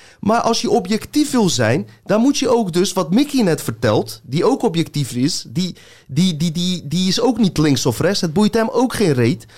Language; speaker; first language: Dutch; early bilingual, other home language; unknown